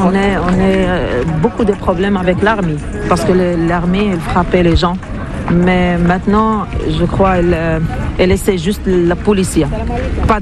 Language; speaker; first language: French; non-native, learner; Arabic